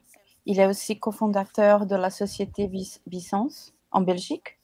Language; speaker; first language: French; non-native, fluent; Portuguese